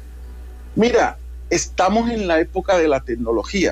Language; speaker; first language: Spanish; native; Spanish